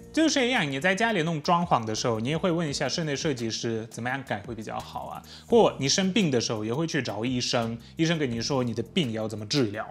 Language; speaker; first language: Chinese; non-native, fluent; Polish